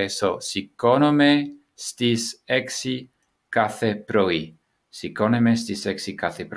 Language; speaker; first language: Greek; non-native, learner; English